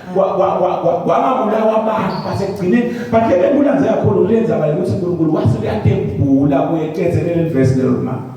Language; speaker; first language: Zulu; non-native, local second language; Swati